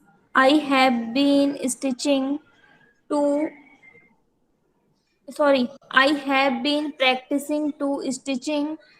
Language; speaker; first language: English; non-native, learner; Hindi